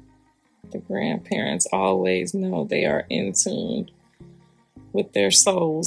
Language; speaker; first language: English; native; English